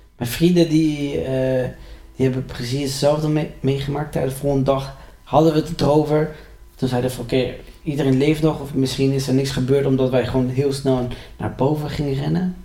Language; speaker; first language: Dutch; early bilingual, other home language; Spanish